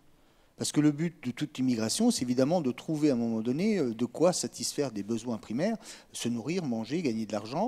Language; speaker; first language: French; native; French